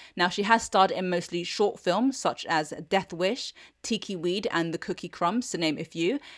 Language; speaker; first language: English; native; English